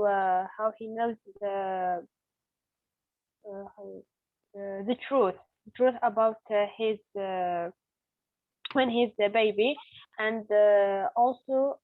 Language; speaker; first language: English; non-native, learner; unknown